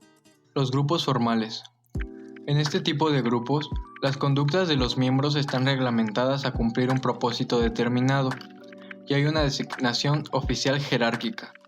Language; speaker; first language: Spanish; native; Spanish